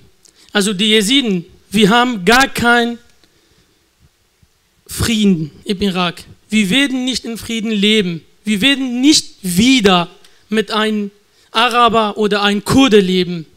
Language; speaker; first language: German; non-native, learner; Kurdish